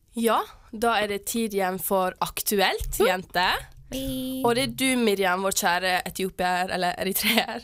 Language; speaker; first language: Norwegian; early bilingual, other home language; Kurdish